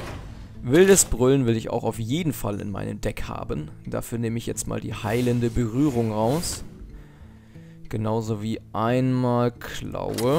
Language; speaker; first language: German; native; German